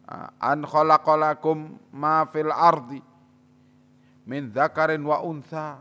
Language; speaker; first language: Arabic; non-native, fluent; Indonesian